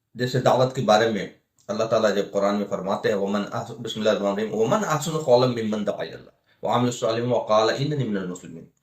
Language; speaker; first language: Urdu; native; Urdu